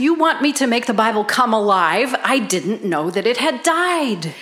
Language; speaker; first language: English; native; English